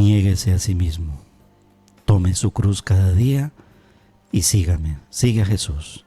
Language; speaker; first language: Spanish; native; Spanish